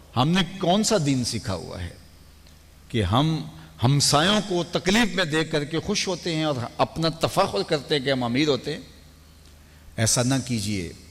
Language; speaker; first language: Urdu; non-native, local second language; Punjabi